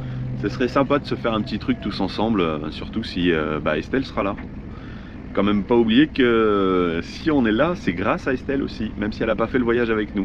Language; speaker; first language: French; native; French